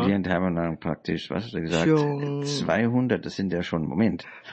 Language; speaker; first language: German; native; German